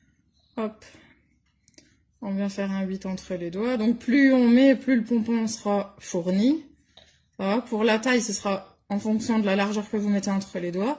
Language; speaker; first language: French; native; French